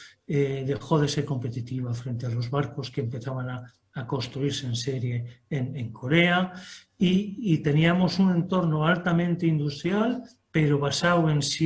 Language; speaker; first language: Spanish; native; Spanish